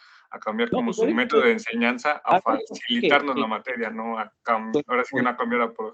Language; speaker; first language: Spanish; native; Spanish